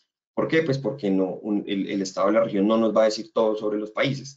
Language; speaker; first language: Spanish; native; Spanish